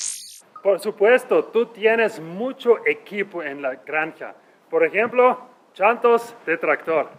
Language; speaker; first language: Spanish; non-native, learner; German